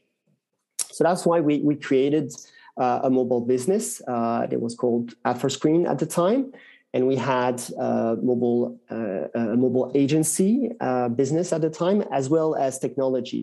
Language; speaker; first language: English; non-native, fluent; French